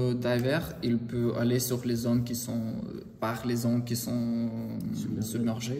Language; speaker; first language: French; non-native, learner; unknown